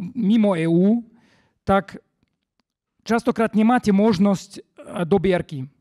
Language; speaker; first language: Slovak; non-native, fluent; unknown